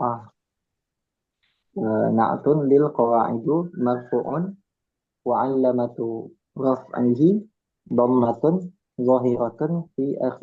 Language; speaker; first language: Arabic; non-native, learner; Indonesian